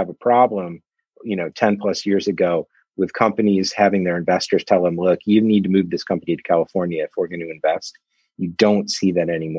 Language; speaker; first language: English; native; English